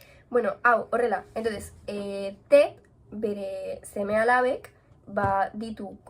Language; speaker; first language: Basque; non-native, local second language; Spanish